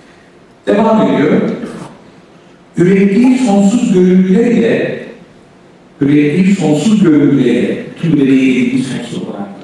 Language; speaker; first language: Turkish; native; Turkish